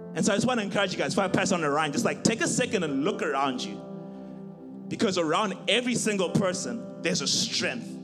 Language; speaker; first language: English; non-native, local second language; Shona